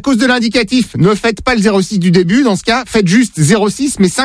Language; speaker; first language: French; native; French